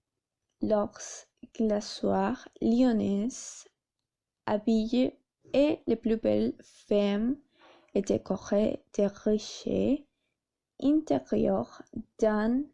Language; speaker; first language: French; non-native, learner; Spanish